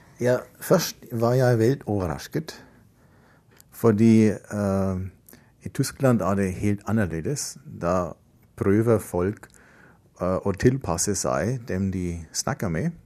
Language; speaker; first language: Norwegian; non-native, fluent; German